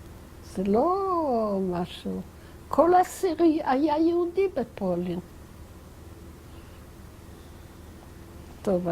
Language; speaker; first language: Hebrew; non-native, fluent; Yiddish